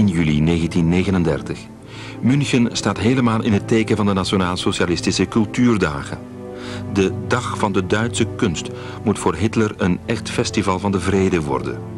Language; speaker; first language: Dutch; native; Dutch